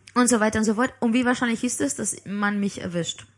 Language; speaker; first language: German; non-native, fluent; Spanish